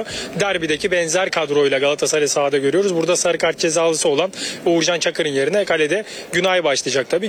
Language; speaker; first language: Turkish; native; Turkish